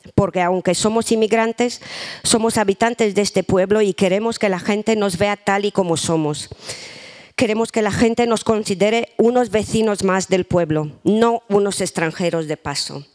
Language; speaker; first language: Spanish; non-native, fluent; Romanian